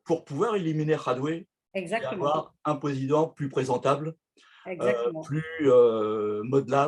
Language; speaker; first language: French; native; French